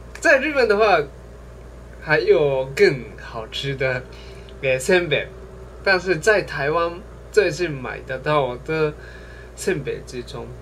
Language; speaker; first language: Chinese; non-native, fluent; Japanese